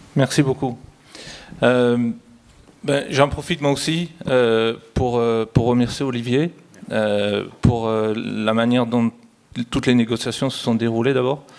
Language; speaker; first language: French; native; French